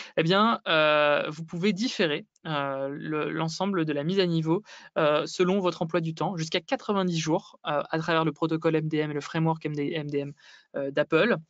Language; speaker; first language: French; native; French